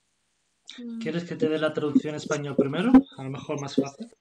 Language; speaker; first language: Spanish; non-native, fluent; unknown